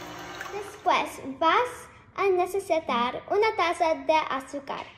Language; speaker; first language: Spanish; non-native, learner; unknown